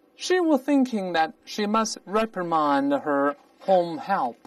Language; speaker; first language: English; non-native, fluent; Chinese